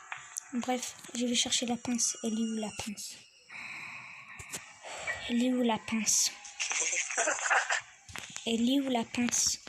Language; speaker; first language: French; native; French